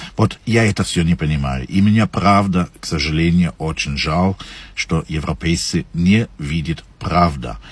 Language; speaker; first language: Russian; non-native, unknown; German